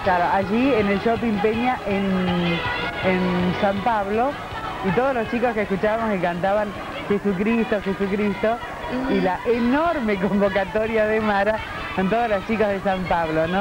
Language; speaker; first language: Spanish; native; Spanish